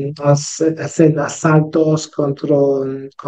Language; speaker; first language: Spanish; non-native, learner; French